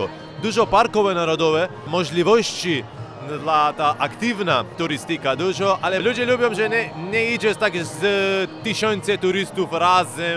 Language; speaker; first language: Polish; non-native, learner; Macedonian